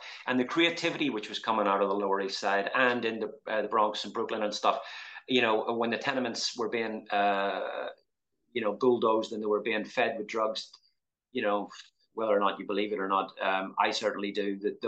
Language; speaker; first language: English; native; English